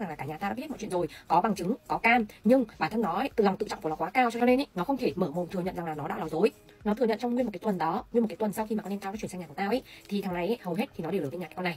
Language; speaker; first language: Vietnamese; native; Vietnamese